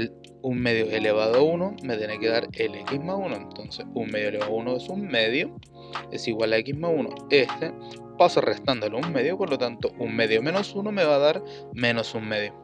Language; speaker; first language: Spanish; native; Spanish